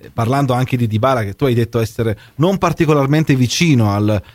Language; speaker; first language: Italian; native; Italian